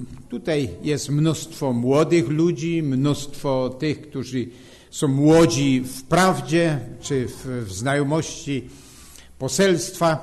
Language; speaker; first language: Polish; native; Polish